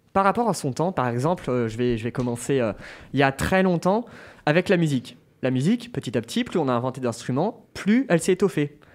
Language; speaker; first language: French; native; French